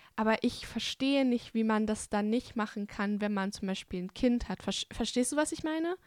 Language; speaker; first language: German; native; German